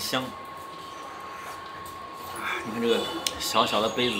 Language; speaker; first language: Chinese; native; Chinese